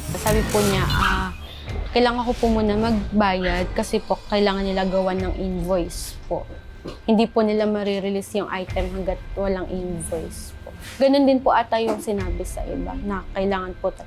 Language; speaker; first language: Filipino; native; Filipino